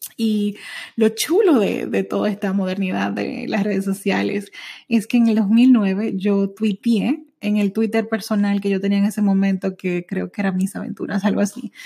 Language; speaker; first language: Spanish; early bilingual, heritage; Spanish